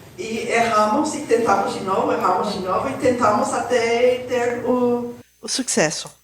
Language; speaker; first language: Portuguese; non-native, fluent; Spanish